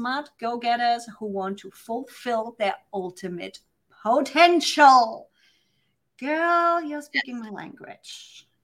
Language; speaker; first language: English; non-native, fluent; German